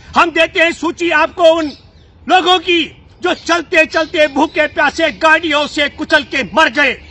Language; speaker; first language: Hindi; native; Hindi